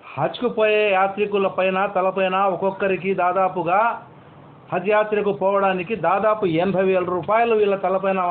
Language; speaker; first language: Telugu; non-native, local second language; Urdu